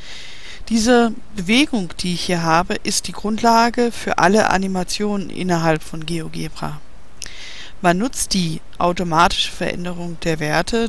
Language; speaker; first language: German; native; German